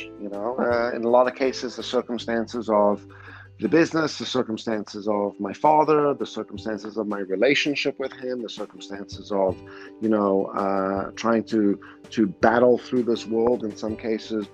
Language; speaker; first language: English; native; English